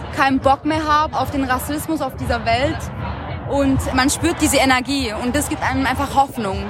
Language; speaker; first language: German; native; German